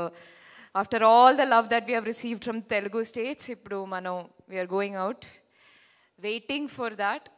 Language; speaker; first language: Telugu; non-native, local second language; Malayalam